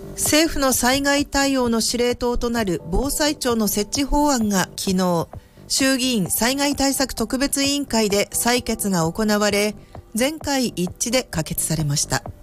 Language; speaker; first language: Japanese; native; Japanese